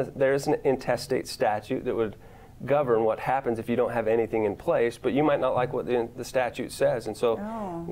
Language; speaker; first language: English; native; English